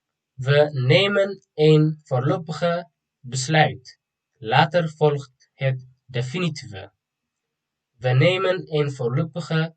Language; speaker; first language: Dutch; non-native, fluent; Tigrinya